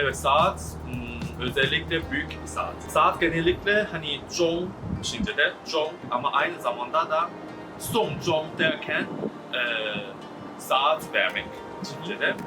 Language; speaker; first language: Turkish; non-native, learner; Chinese